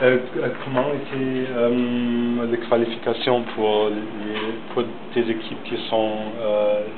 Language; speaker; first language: French; non-native, learner; German